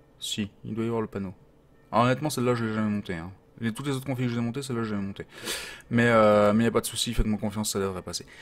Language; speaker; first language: French; native; French